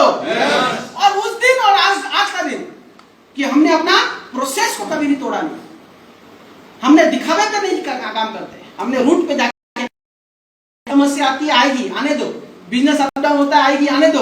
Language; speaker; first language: Hindi; non-native, local second language; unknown